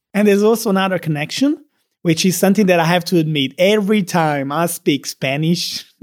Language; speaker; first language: English; non-native, fluent; Italian